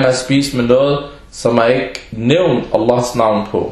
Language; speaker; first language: Danish; early bilingual, other home language; Arabic